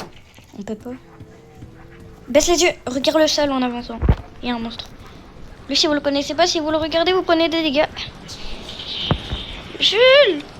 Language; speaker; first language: French; native; French